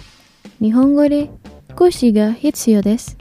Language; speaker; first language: Japanese; non-native, fluent; Indonesian